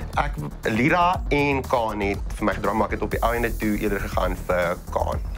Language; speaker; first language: Afrikaans; native; Afrikaans